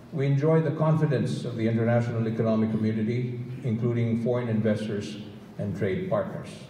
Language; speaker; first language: English; non-native, local second language; Filipino